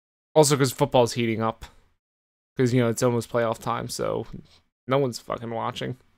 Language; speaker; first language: English; native; English